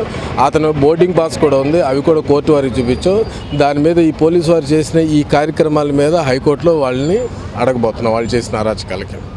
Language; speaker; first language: Telugu; native; Telugu